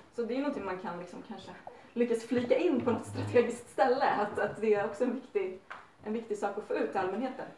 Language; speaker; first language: Swedish; native; Swedish